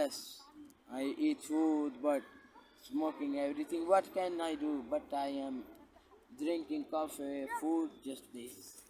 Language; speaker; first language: English; non-native, local second language; Punjabi